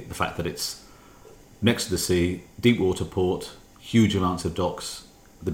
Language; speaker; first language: English; native; English